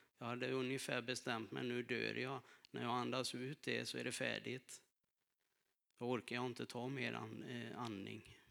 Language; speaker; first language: Swedish; native; Swedish